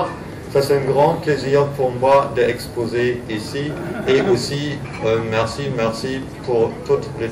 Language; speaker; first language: French; non-native, learner; German